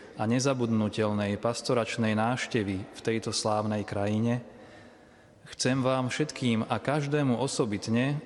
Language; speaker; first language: Slovak; non-native, learner; Italian